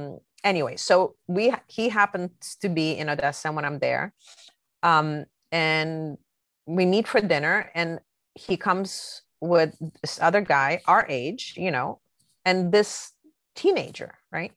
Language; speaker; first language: English; native; English